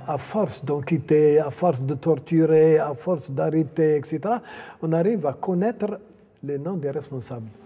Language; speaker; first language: French; non-native, local second language; Arabic